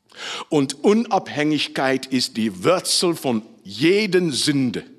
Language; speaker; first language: German; non-native, fluent; Dutch